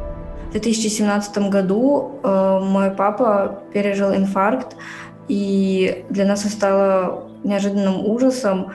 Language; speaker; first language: Russian; native; Russian